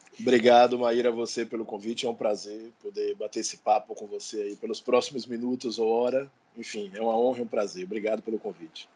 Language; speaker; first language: Portuguese; native; Portuguese